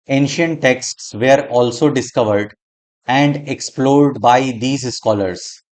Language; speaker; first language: English; non-native, local second language; Hindi